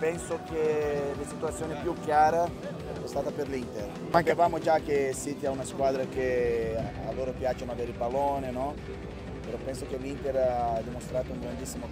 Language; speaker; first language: Italian; non-native, fluent; Portuguese